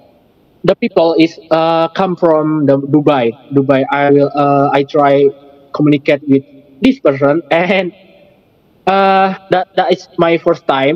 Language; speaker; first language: English; non-native, learner; Indonesian